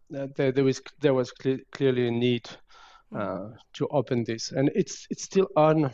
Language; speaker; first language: English; non-native, fluent; French